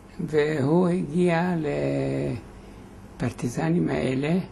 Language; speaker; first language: Hebrew; non-native, fluent; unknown